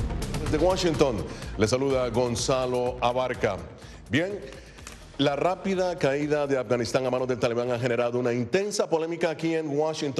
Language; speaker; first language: Spanish; native; Spanish